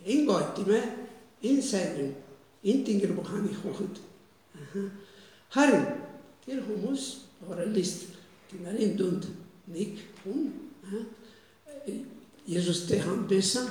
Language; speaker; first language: Mongolian; non-native, fluent; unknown